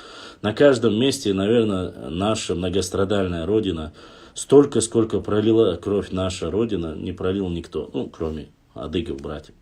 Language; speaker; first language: Russian; non-native, local second language; Chechen